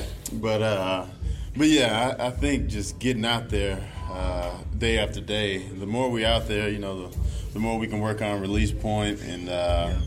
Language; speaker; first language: English; native; English